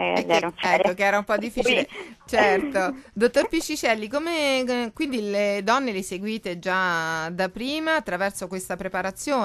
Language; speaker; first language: Italian; native; Italian